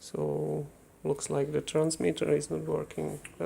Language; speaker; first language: English; non-native, fluent; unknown